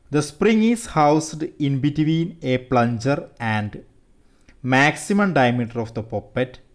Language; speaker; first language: English; non-native, local second language; Malayalam